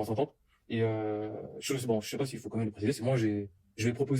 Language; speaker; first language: French; native; French